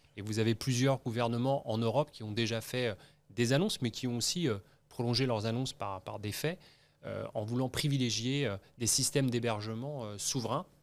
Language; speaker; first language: French; native; French